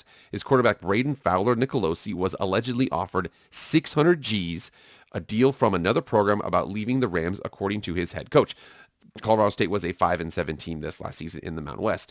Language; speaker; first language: English; native; English